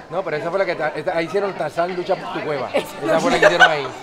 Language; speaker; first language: Spanish; native; Spanish